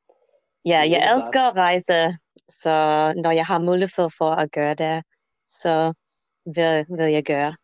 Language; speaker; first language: Danish; non-native, learner; English